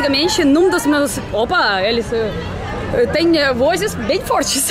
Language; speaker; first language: Portuguese; non-native, fluent; Russian